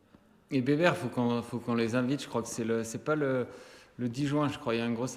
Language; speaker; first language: French; native; French